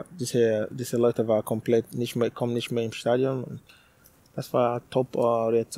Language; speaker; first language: German; non-native, learner; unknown